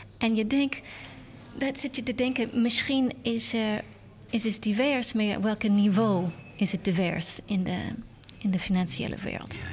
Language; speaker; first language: Dutch; non-native, learner; English